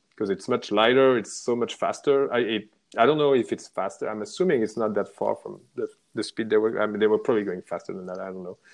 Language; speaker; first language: English; non-native, fluent; French